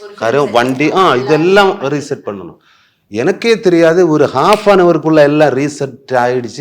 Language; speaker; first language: Tamil; non-native, learner; Malayalam